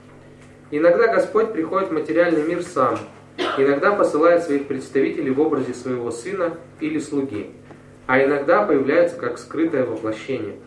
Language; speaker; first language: Russian; native; Russian